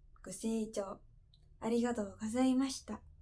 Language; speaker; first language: Japanese; non-native, fluent; Indonesian